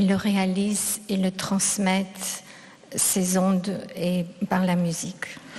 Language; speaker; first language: French; non-native, fluent; Russian